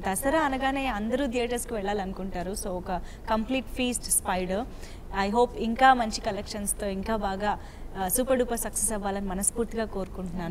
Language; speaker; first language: Telugu; native; Telugu